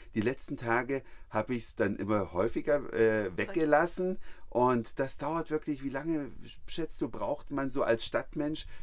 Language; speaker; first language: German; native; German